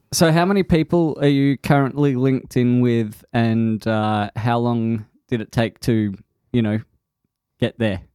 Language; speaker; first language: English; native; English